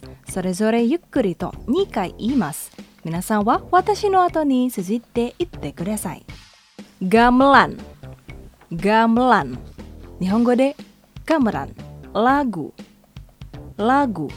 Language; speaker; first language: Japanese; non-native, fluent; Indonesian